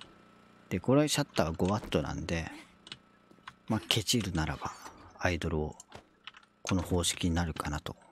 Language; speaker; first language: Japanese; native; Japanese